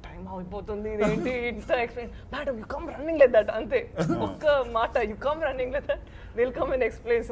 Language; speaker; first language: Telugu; non-native, local second language; Badaga